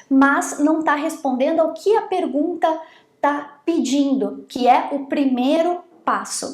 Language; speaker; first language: Portuguese; native; Portuguese